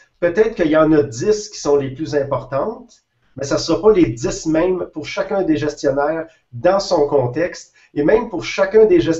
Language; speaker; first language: French; native; French